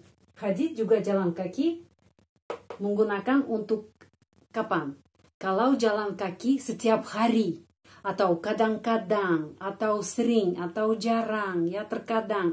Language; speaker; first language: Indonesian; non-native, fluent; Russian